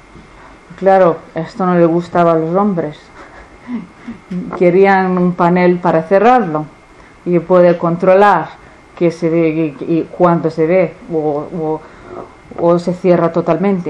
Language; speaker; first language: Spanish; non-native, fluent; Icelandic